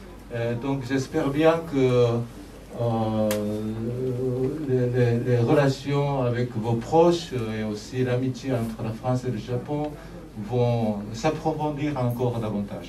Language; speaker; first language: French; non-native, fluent; Japanese